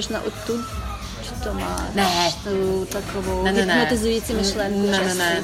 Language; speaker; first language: Czech; non-native, fluent; Ukrainian